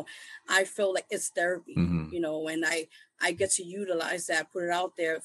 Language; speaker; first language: English; native; English